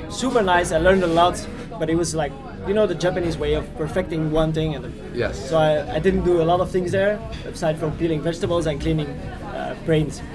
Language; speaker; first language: English; non-native, fluent; Dutch